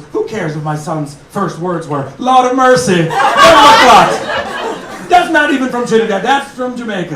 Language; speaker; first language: English; native; English